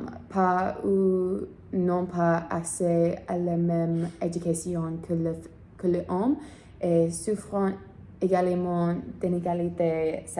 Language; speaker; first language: French; non-native, learner; English